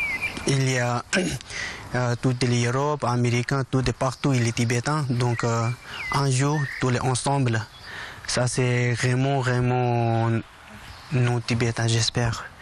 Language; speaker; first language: French; non-native, learner; Tibetan